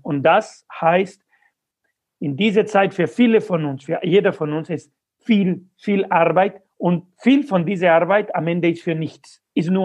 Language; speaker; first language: German; non-native, fluent; Spanish